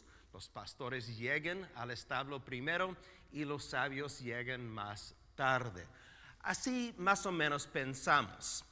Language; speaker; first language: Spanish; non-native, fluent; English